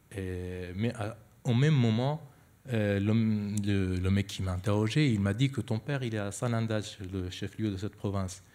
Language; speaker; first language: French; non-native, fluent; Persian